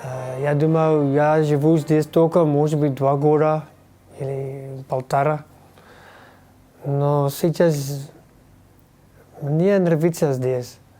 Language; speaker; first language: Russian; non-native, learner; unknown